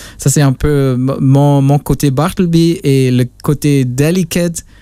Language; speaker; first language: French; non-native, local second language; Luxembourgish